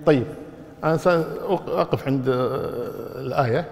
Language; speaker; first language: Arabic; native; Arabic